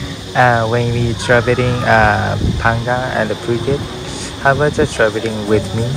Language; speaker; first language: English; non-native, learner; Japanese